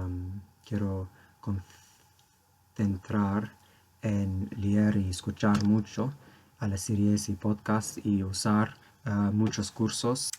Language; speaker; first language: Spanish; non-native, learner; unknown